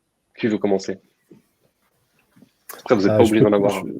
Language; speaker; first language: French; native; French